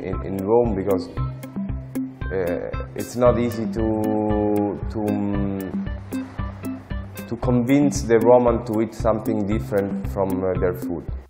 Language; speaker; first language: English; non-native, fluent; Italian